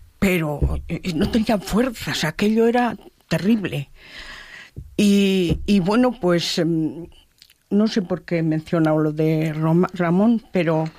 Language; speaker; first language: Spanish; native; Spanish